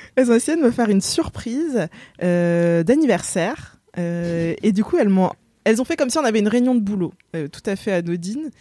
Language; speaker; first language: French; native; French